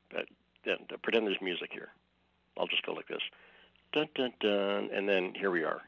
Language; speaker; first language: English; native; English